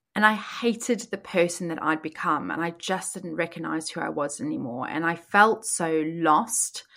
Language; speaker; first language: English; native; English